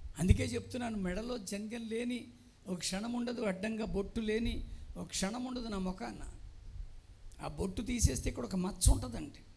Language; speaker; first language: Telugu; non-native, local second language; Tamil